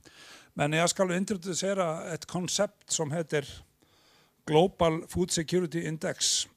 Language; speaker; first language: Swedish; non-native, fluent; Icelandic